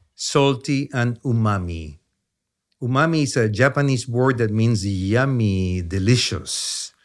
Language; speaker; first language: English; non-native, fluent; Spanish